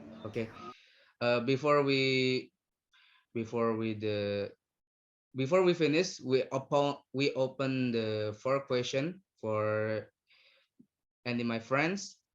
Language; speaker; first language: English; non-native, learner; Indonesian